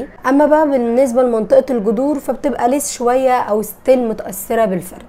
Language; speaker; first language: Arabic; native; Arabic